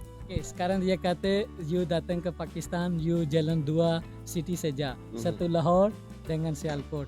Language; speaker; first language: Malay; non-native, learner; Urdu